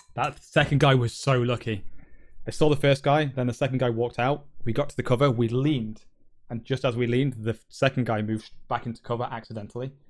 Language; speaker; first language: English; native; English